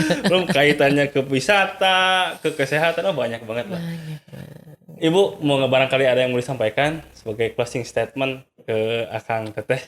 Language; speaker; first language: Indonesian; native; Indonesian